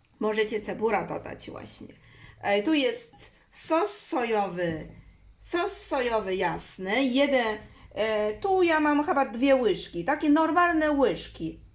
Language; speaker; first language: Polish; non-native, learner; Chinese